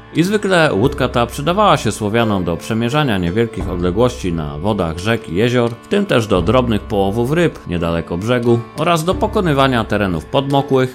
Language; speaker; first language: Polish; native; Polish